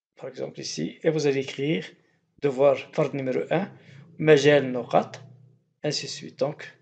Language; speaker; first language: French; non-native, local second language; Arabic